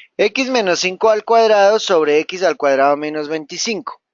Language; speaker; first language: Spanish; native; Spanish